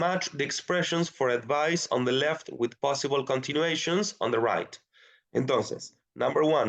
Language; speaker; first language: English; non-native, fluent; Spanish